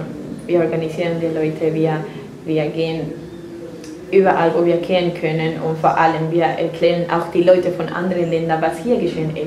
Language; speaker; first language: German; non-native, fluent; Spanish